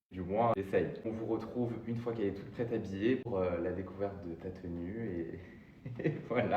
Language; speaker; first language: French; native; French